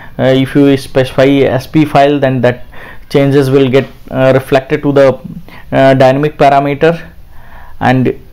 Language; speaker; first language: English; non-native, local second language; Hindi